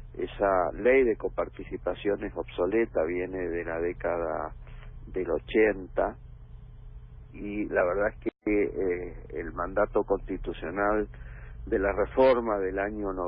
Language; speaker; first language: Spanish; native; Spanish